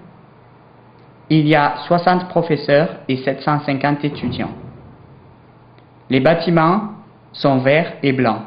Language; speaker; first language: French; non-native, learner; English